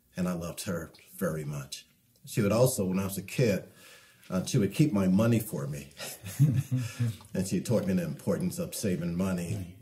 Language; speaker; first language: English; native; English